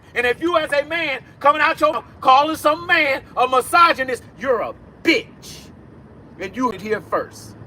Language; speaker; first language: English; native; English